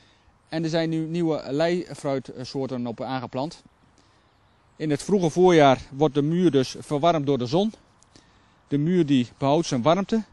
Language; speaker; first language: Dutch; native; Dutch